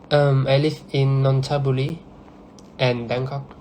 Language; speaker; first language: English; non-native, learner; Thai